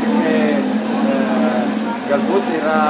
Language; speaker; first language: Lithuanian; non-native, learner; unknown